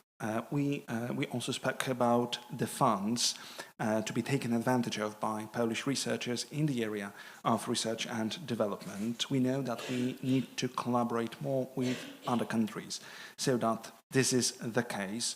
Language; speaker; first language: English; non-native, fluent; Polish